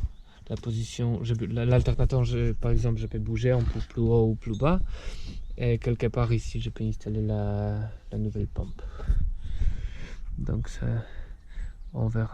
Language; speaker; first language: French; non-native, fluent; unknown